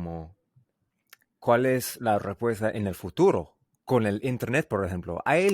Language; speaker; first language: Spanish; non-native, learner; English